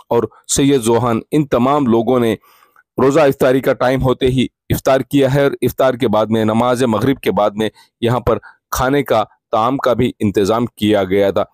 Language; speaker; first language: Urdu; native; Urdu